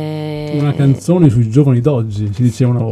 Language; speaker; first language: Italian; native; Italian